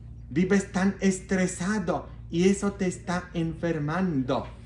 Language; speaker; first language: Spanish; non-native, fluent; Polish